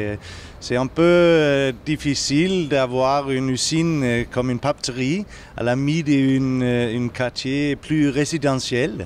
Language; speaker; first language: French; non-native, fluent; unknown